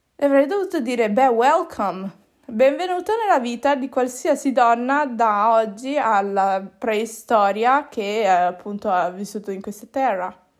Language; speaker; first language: Italian; native; Italian